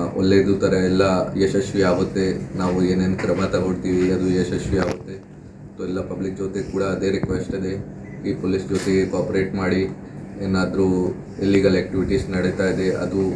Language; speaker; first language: Kannada; non-native, local second language; Hindi